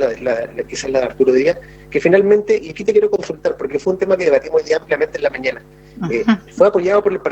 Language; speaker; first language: Spanish; native; Spanish